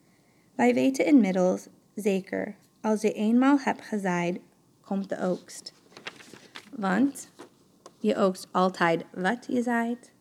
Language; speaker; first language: Dutch; non-native, fluent; English